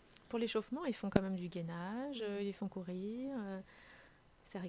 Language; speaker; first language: French; native; French